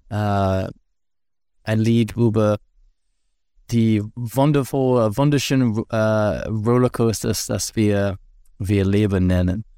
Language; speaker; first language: German; non-native, learner; English